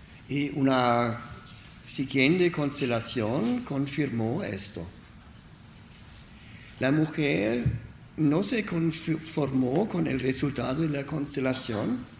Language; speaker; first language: Spanish; non-native, learner; German